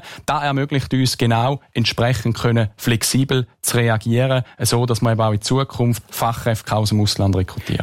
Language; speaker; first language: German; native; German